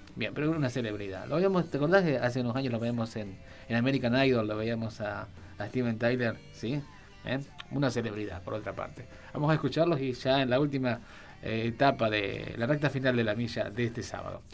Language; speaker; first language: Spanish; native; Spanish